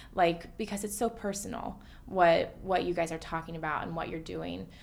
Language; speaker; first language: English; native; English